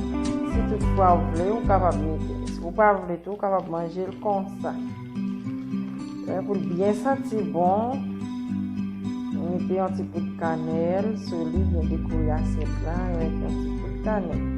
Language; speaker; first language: French; non-native, learner; Haitian Creole